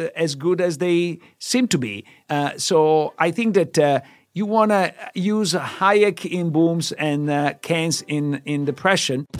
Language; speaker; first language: English; non-native, fluent; Italian